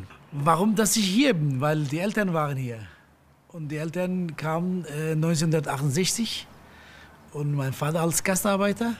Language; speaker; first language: German; non-native, fluent; Turkish